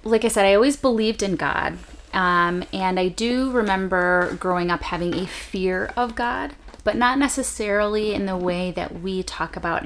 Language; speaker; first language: English; native; English